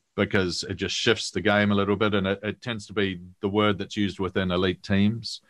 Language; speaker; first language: English; native; English